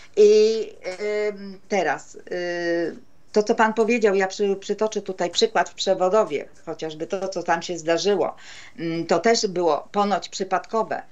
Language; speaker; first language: Polish; native; Polish